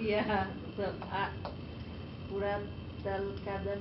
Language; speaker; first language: Arabic; non-native, learner; English